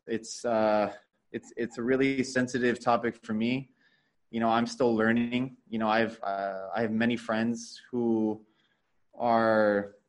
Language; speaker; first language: English; early bilingual, other home language; Spanish